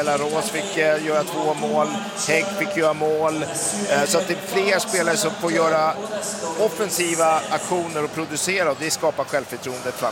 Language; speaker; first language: Swedish; native; Swedish